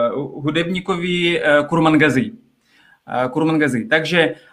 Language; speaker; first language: Czech; non-native, fluent; Kazakh